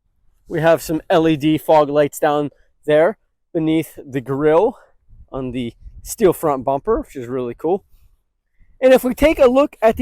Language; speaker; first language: English; native; English